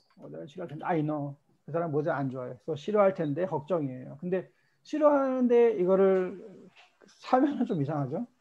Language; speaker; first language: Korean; native; Korean